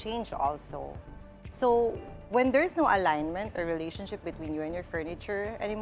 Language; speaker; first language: English; non-native, local second language; Pampanga